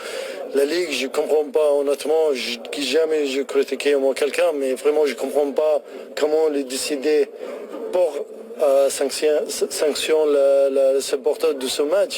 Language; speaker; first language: French; non-native, learner; Arabic